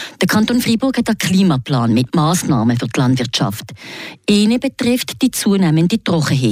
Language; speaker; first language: German; native; German